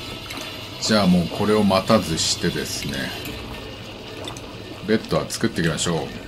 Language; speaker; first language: Japanese; native; Japanese